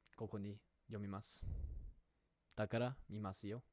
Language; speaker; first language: Japanese; non-native, learner; English